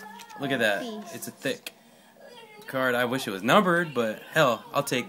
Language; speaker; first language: English; native; English